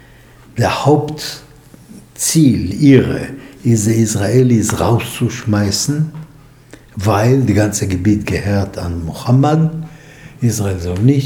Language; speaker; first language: German; non-native, fluent; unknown